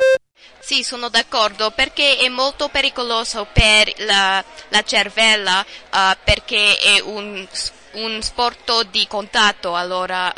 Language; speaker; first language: Italian; non-native, learner; English